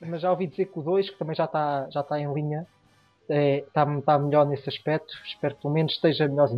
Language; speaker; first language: Portuguese; native; Portuguese